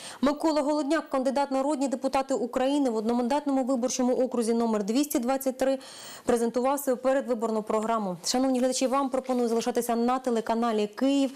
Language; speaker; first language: Ukrainian; native; Ukrainian